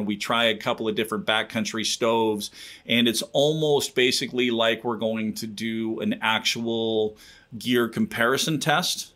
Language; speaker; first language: English; native; English